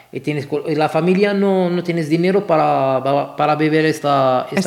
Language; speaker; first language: Spanish; non-native, learner; Arabic